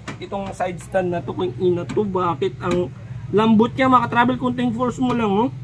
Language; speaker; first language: Filipino; non-native, local second language; Waray